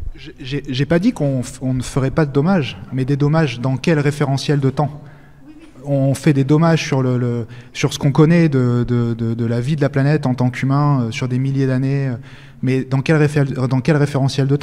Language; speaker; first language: French; native; French